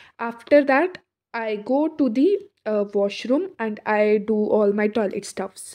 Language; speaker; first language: English; non-native, local second language; Hindi